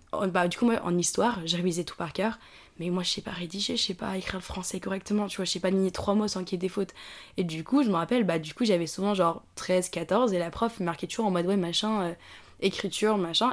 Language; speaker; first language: French; native; French